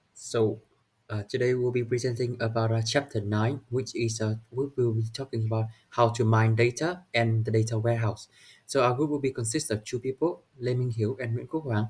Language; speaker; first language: English; non-native, learner; Vietnamese